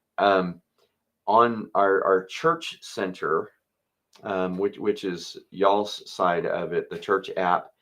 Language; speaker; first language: English; native; English